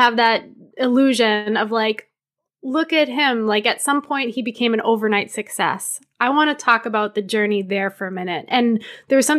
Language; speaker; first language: English; native; English